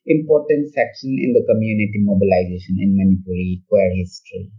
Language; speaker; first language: English; non-native, local second language; Manipuri